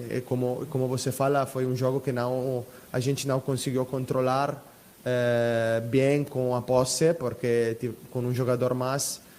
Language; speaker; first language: Portuguese; non-native, fluent; Italian